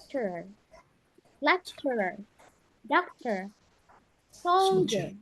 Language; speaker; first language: English; non-native, fluent; Indonesian